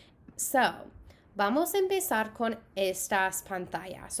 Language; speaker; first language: Spanish; non-native, fluent; English